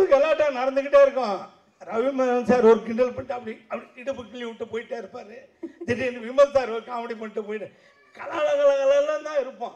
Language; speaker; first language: Tamil; native; Tamil